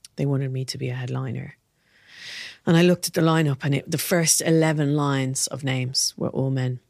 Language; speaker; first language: English; native; English